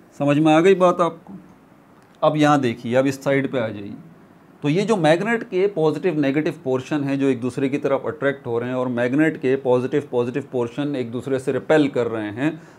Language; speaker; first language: Urdu; native; Urdu